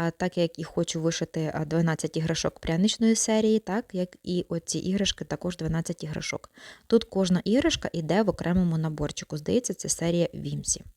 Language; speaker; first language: Ukrainian; non-native, local second language; Russian